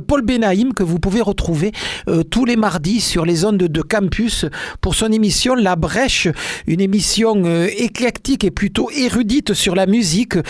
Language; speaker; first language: French; native; French